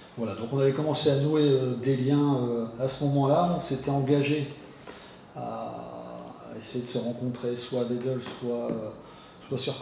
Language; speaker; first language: French; native; French